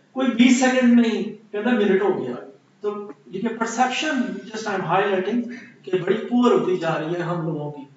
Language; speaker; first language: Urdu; non-native, local second language; Punjabi